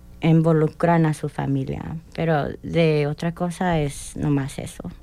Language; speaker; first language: Spanish; early bilingual, heritage; Spanish